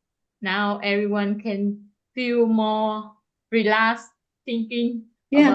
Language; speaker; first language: English; non-native, learner; Vietnamese